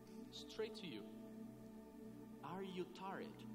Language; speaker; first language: English; non-native, fluent; Portuguese